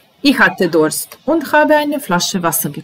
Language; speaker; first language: German; non-native, fluent; Serbian